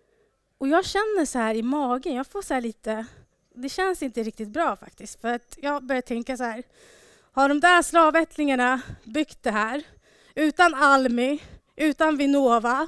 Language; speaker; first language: Swedish; early bilingual, other home language; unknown